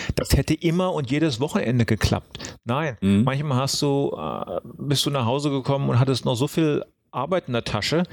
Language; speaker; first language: German; native; German